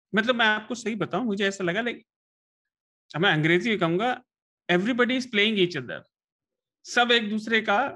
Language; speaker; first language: Hindi; native; Hindi